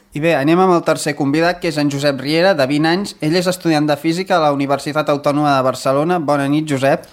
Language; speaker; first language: Catalan; native; Catalan